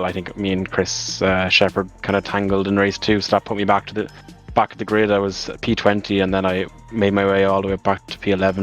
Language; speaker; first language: English; native; English